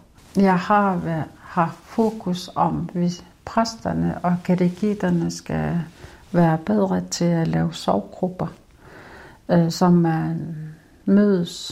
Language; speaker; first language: Danish; non-native, local second language; Kalaallisut